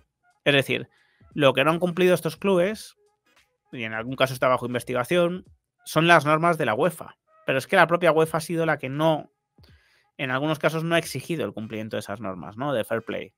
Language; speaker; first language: Spanish; native; Spanish